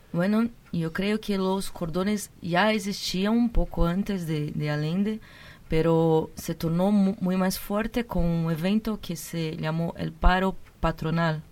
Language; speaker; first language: Spanish; non-native, learner; Portuguese